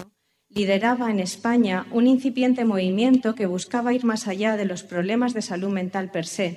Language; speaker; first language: Spanish; native; Spanish